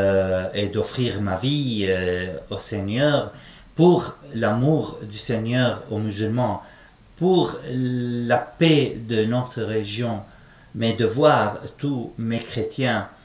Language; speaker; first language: French; non-native, fluent; Arabic